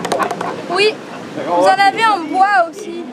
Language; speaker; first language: French; native; French